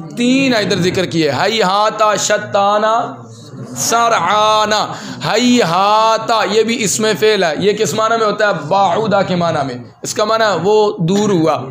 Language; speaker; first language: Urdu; non-native, local second language; Punjabi